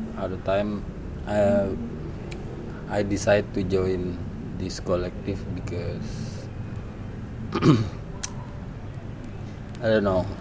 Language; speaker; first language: English; non-native, learner; Indonesian